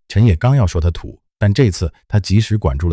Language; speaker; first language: Chinese; native; Chinese